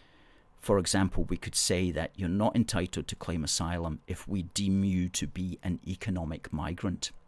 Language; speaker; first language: English; native; English